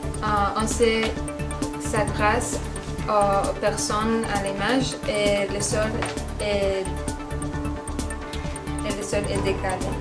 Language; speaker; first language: French; non-native, learner; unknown